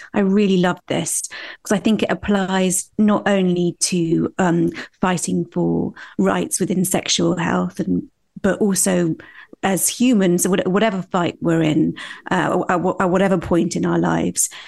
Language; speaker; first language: English; native; English